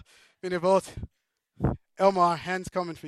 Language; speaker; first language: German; non-native, fluent; English